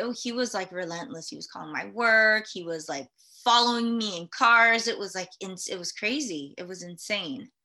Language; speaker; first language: English; early bilingual, other home language; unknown